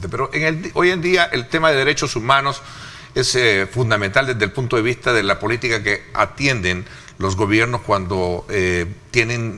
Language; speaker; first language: Spanish; native; Spanish